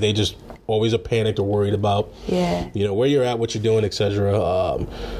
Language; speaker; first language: English; native; English